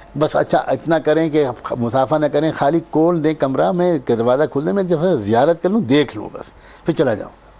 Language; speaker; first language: Urdu; native; Urdu